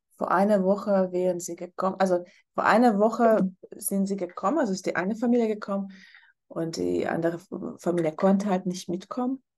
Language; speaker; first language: German; non-native, fluent; Hungarian